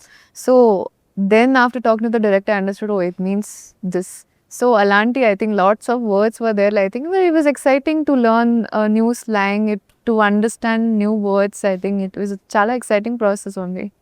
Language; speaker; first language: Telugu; non-native, local second language; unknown